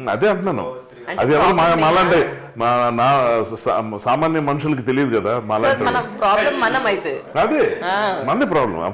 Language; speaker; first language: Telugu; native; Telugu